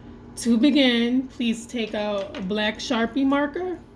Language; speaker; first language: English; native; English